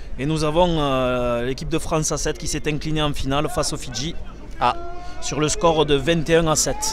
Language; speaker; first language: French; native; French